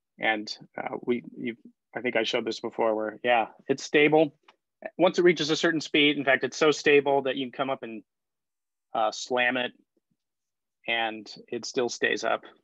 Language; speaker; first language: English; native; English